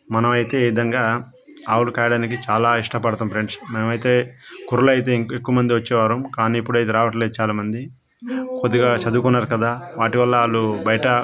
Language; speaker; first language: Telugu; non-native, local second language; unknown